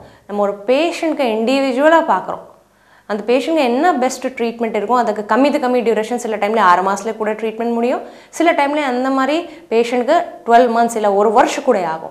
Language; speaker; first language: Tamil; non-native, fluent; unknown